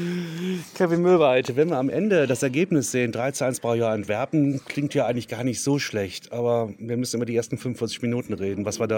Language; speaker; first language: German; native; German